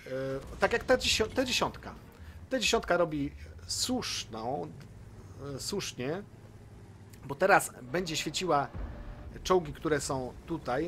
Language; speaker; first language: Polish; native; Polish